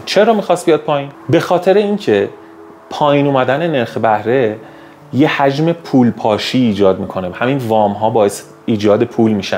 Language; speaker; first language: Persian; native; Persian